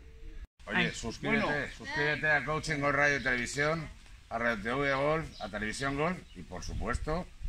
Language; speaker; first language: Spanish; native; Spanish